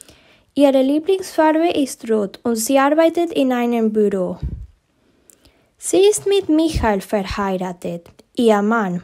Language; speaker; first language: German; early bilingual, heritage; German